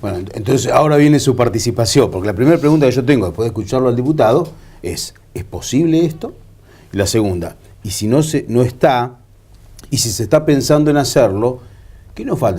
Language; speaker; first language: Spanish; native; Spanish